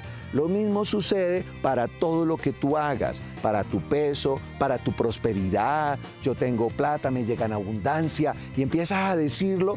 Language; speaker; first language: Spanish; native; Spanish